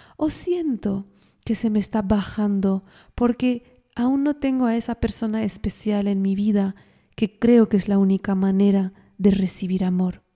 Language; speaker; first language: Spanish; non-native, fluent; French